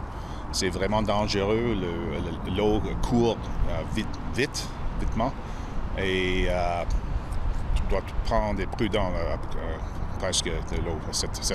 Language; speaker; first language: French; non-native, local second language; English